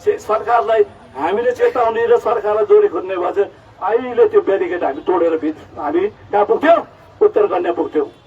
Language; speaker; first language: Nepali; native; Nepali